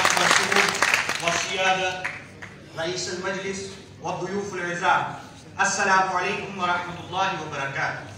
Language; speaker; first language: Arabic; non-native, fluent; Urdu